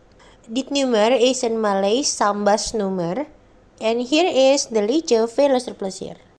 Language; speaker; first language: Dutch; non-native, learner; Indonesian